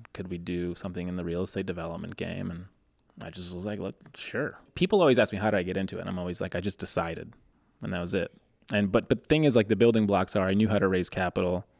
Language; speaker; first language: English; native; English